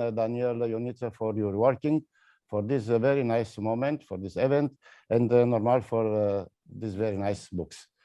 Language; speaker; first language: English; non-native, learner; Romanian